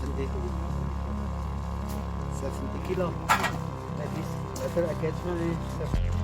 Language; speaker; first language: English; non-native, learner; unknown